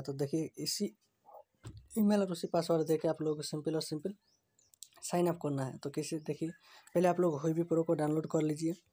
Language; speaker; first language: Hindi; native; Hindi